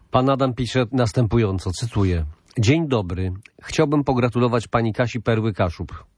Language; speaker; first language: Polish; native; Polish